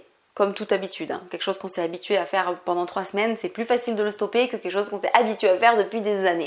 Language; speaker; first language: French; native; French